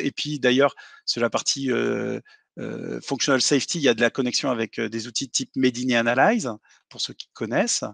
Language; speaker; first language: French; native; French